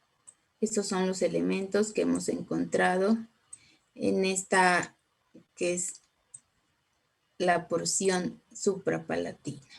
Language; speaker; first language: Spanish; native; Spanish